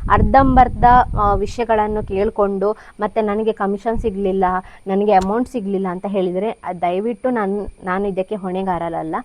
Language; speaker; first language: Kannada; non-native, local second language; Konkani